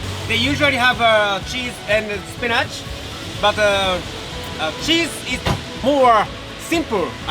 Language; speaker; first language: English; non-native, learner; Japanese